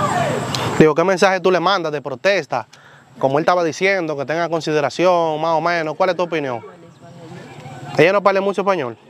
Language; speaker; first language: Spanish; native; Spanish